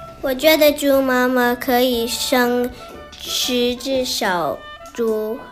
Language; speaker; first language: Chinese; early bilingual, heritage; Chinese